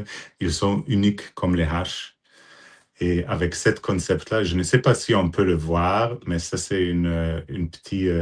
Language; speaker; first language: French; non-native, fluent; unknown